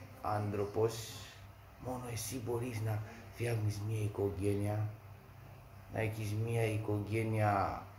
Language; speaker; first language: Greek; non-native, fluent; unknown